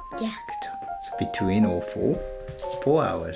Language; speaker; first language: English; non-native, fluent; Korean